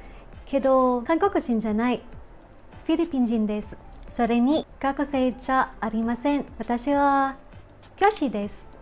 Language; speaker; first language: Japanese; non-native, learner; Filipino